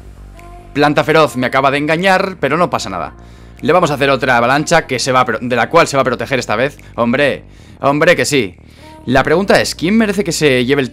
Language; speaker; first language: Spanish; native; Spanish